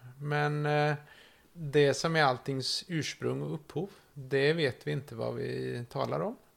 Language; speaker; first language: Swedish; native; Swedish